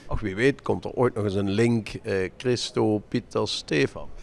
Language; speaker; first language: Dutch; native; Dutch